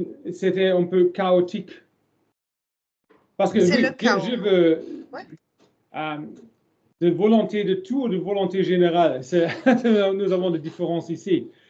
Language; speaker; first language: French; non-native, learner; German